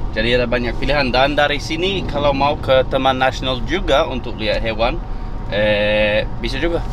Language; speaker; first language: Indonesian; non-native, learner; English